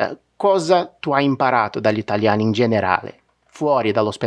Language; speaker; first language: Italian; non-native, fluent; Portuguese